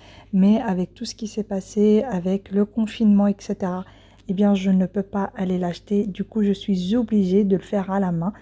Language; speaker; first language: French; native; French